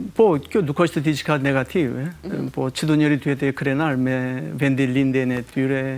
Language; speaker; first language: Albanian; non-native, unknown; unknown